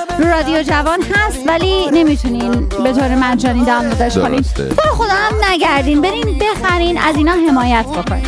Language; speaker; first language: Persian; native; Persian